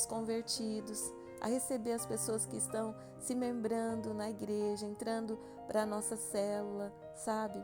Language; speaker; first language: Portuguese; native; Portuguese